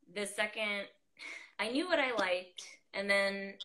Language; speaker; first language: English; native; English